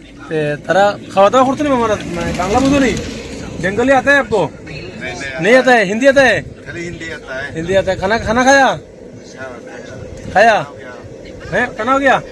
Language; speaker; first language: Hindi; non-native, local second language; Bangla